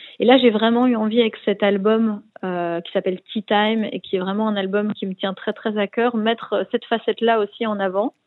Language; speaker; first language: French; native; French